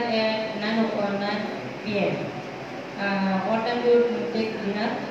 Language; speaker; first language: English; non-native, learner; Bangla